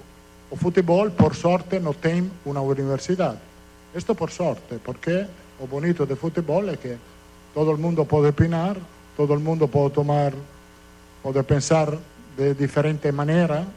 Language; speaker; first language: Portuguese; non-native, fluent; Italian